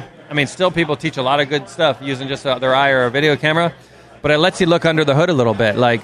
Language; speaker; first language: English; native; English